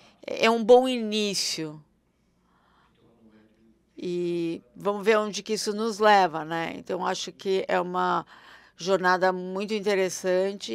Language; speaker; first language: Portuguese; non-native, fluent; German